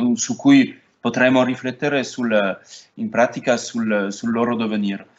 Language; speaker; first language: Italian; non-native, fluent; French